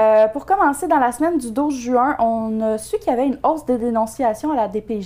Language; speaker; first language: French; native; French